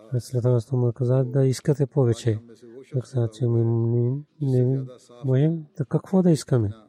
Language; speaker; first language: Bulgarian; non-native, learner; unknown